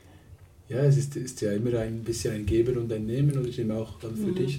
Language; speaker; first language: German; native; German